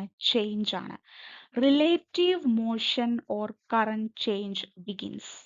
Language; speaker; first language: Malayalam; native; Malayalam